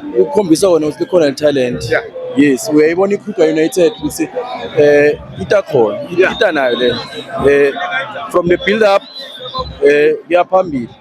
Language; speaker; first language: Zulu; native; Zulu